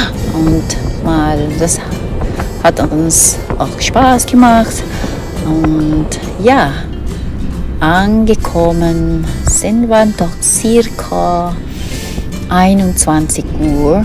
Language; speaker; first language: German; non-native, fluent; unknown